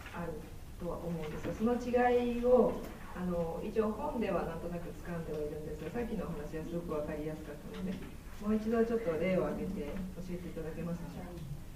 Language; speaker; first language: Japanese; native; Japanese